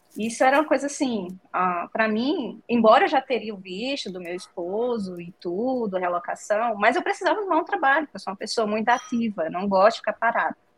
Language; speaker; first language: Portuguese; native; Portuguese